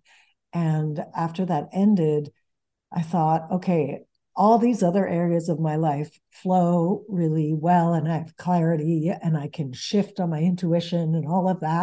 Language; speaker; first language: English; early bilingual, other home language; Spanish